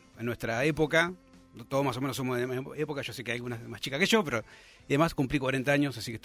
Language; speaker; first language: Spanish; native; Spanish